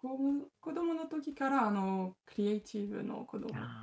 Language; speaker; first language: Japanese; non-native, learner; French